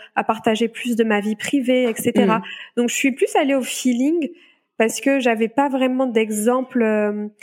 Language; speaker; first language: French; native; French